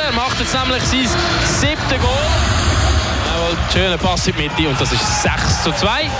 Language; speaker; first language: German; native; German